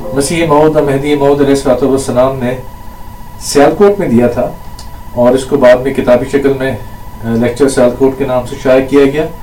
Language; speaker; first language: Urdu; native; Urdu